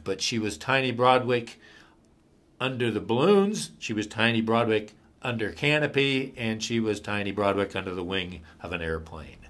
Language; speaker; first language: English; native; English